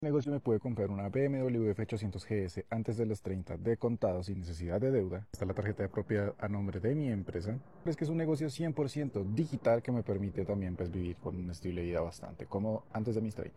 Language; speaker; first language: Spanish; native; Spanish